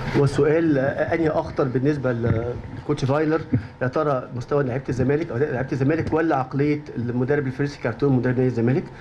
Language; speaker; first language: Arabic; native; Arabic